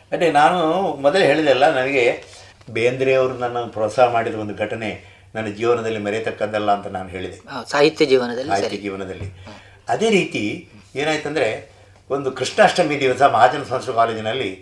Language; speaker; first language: Kannada; non-native, local second language; Tulu